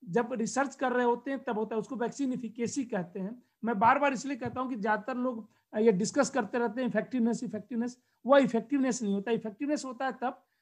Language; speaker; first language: Hindi; native; Hindi